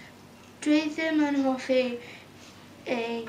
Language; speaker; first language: Welsh; non-native, local second language; English